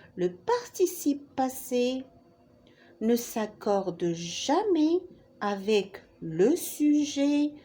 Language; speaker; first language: French; non-native, local second language; Arabic